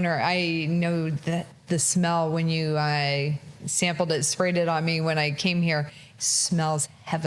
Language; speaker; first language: English; native; English